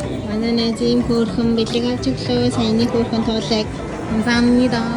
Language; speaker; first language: Korean; non-native, learner; Mongolian